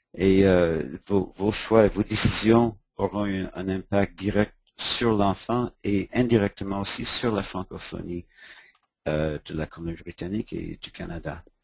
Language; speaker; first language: French; non-native, local second language; English